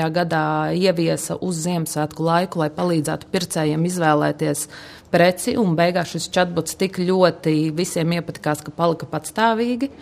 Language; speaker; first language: Latvian; native; Latvian